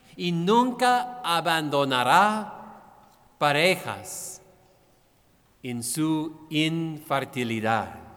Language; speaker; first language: Spanish; non-native, fluent; English